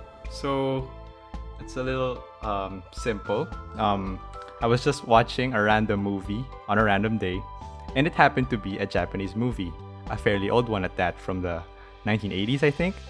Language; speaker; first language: English; non-native, local second language; Filipino